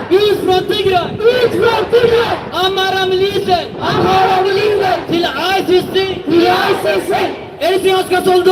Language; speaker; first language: Swedish; early bilingual, other home language; Tigrinya